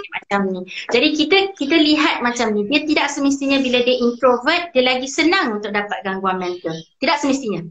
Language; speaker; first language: Malay; native; Malay